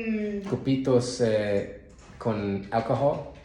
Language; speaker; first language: Spanish; non-native, learner; English